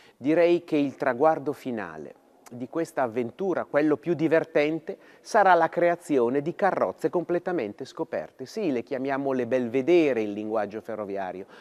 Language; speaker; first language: Italian; native; Italian